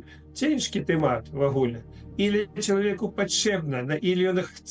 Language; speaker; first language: Polish; non-native, fluent; Russian